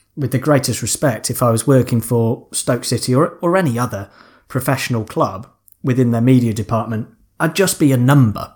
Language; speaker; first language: English; native; English